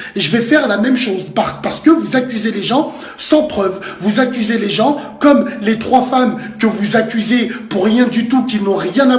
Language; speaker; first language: French; native; French